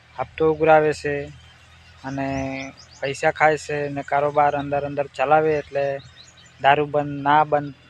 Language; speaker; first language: Gujarati; non-native, local second language; Bhili